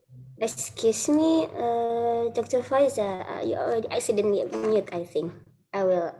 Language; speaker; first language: English; non-native, fluent; Indonesian